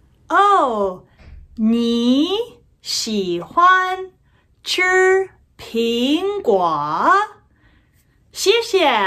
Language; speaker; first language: Chinese; non-native, fluent; English